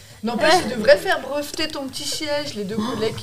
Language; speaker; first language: French; native; French